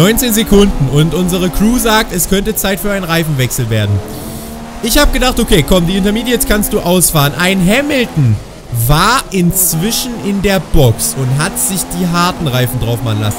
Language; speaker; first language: German; native; German